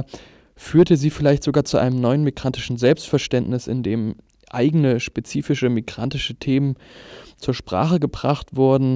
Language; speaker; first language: German; native; German